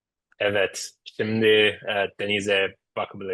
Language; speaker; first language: Turkish; non-native, learner; English